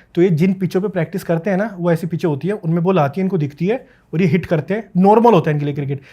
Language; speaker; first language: Hindi; native; Hindi